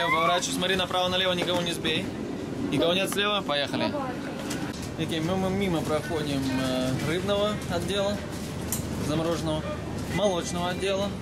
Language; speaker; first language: Russian; native; Russian